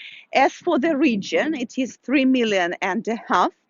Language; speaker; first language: English; non-native, fluent; Russian